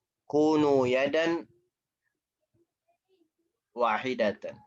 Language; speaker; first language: Arabic; non-native, fluent; Indonesian